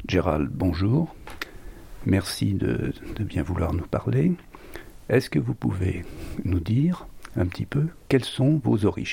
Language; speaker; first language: French; native; French